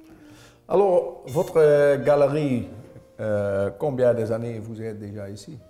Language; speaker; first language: French; non-native, learner; Dutch